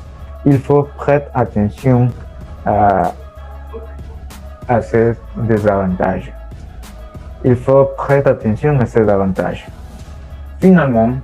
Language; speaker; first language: French; non-native, learner; Spanish